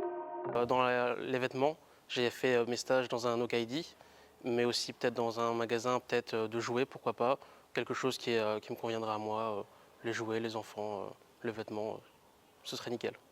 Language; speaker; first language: French; native; French